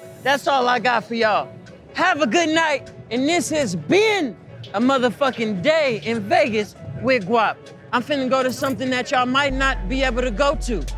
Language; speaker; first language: English; native; English